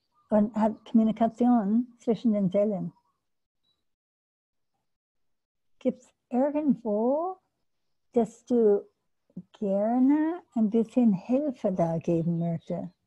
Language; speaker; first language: German; non-native, learner; English